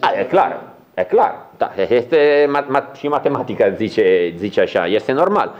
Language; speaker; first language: Romanian; non-native, learner; Italian